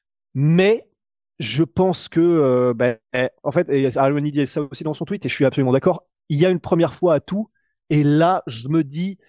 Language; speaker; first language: French; native; French